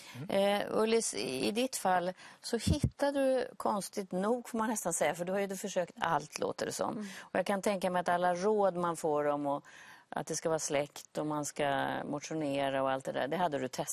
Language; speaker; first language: Swedish; native; Swedish